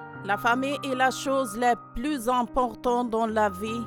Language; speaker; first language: French; non-native, learner; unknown